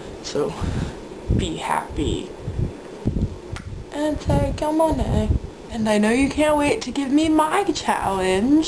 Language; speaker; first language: English; native; English